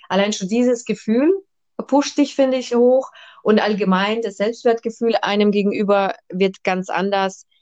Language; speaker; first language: German; early bilingual, other home language; Russian